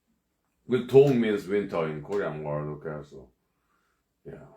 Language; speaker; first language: English; non-native, fluent; Korean